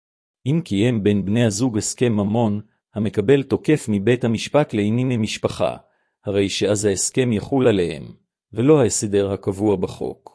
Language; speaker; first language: Hebrew; native; Hebrew